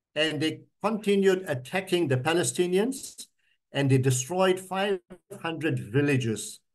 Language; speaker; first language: English; native; English